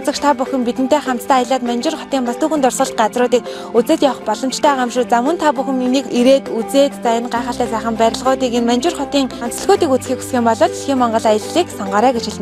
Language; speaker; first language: Mongolian; native; Mongolian